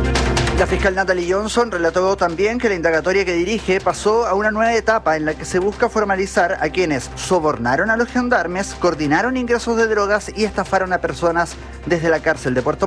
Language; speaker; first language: Spanish; native; Spanish